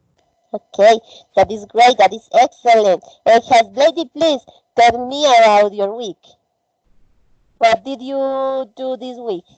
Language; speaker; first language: English; non-native, learner; Spanish